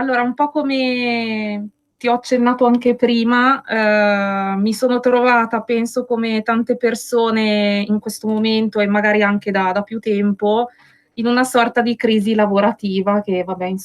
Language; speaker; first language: Italian; native; Italian